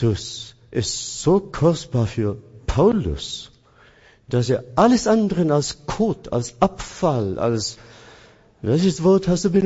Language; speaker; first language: German; non-native, fluent; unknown